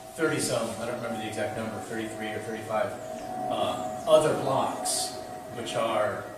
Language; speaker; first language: English; native; English